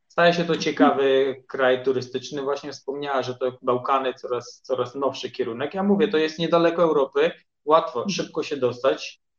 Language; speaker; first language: Polish; early bilingual, heritage; Polish